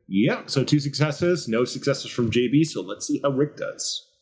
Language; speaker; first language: English; native; English